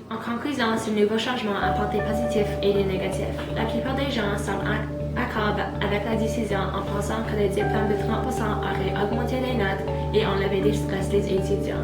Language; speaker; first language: French; non-native, local second language; English